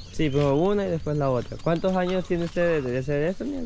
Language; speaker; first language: Spanish; native; Spanish